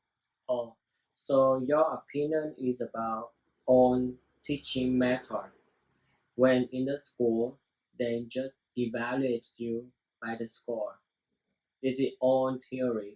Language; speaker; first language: English; non-native, learner; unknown